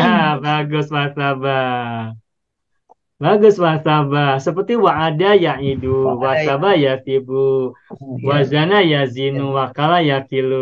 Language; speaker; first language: Arabic; non-native, fluent; Indonesian